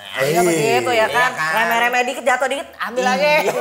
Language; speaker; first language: Indonesian; native; Indonesian